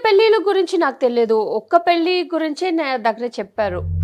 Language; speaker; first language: Telugu; non-native, fluent; Tamil